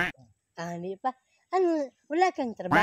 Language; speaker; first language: Filipino; non-native, local second language; Cebuano